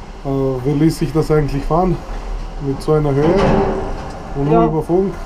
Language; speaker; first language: German; native; German